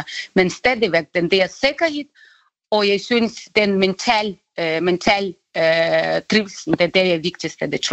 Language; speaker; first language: Danish; non-native, fluent; Ukrainian